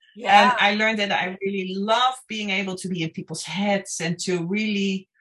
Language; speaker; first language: English; non-native, fluent; Dutch